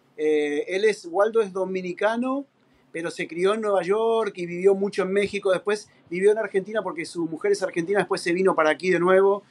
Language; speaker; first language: Spanish; native; Spanish